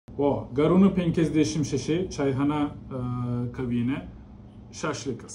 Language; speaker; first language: Lithuanian; non-native, learner; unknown